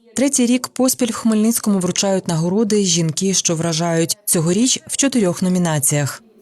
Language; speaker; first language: Ukrainian; native; Ukrainian